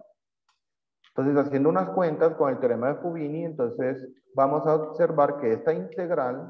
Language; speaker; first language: Spanish; native; Spanish